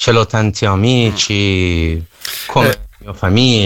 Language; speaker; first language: Italian; non-native, learner; Persian